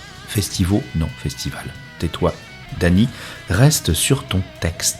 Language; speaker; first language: French; native; French